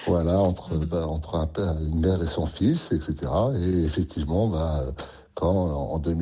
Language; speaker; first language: French; native; French